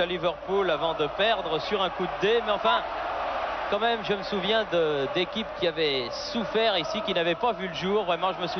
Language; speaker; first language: French; native; French